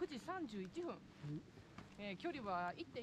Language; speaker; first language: Japanese; native; Japanese